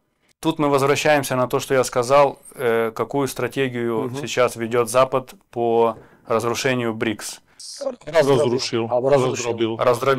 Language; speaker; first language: Russian; native; Russian